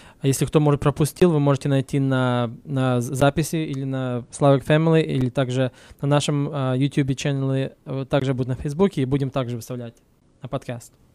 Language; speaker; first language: Russian; early bilingual, heritage; Russian